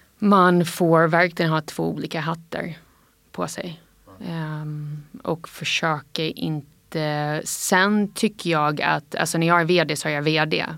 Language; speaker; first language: Swedish; non-native, fluent; English